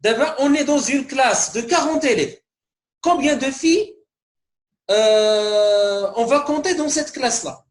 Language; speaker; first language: French; non-native, local second language; Arabic